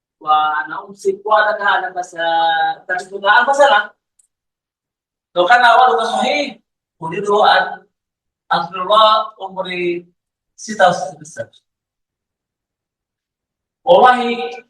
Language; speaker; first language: Arabic; non-native, learner; Malay